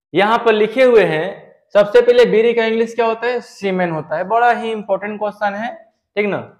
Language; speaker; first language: Hindi; native; Hindi